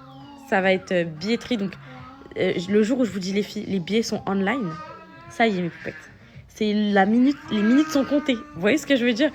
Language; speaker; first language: French; native; French